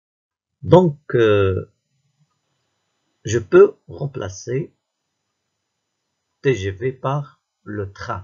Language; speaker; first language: French; non-native, local second language; Arabic